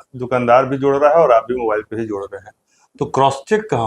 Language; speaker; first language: Hindi; native; Hindi